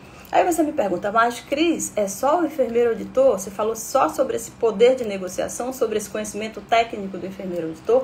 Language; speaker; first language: Portuguese; native; Portuguese